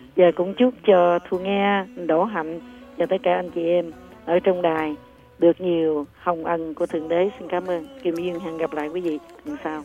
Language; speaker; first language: Vietnamese; native; Vietnamese